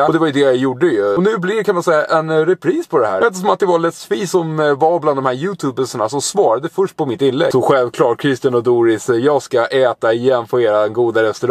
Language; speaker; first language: Swedish; native; Swedish